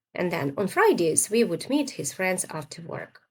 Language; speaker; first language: English; non-native, fluent; Ukrainian